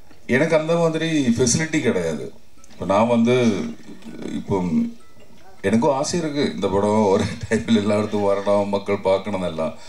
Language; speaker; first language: Tamil; non-native, learner; Malayalam